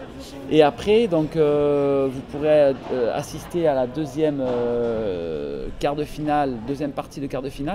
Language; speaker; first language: French; native; French